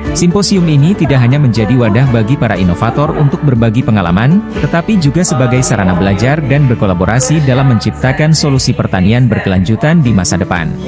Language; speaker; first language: Indonesian; native; Indonesian